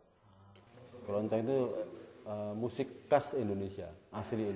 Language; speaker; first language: Indonesian; non-native, local second language; Javanese